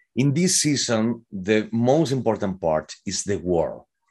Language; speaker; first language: English; non-native, fluent; Spanish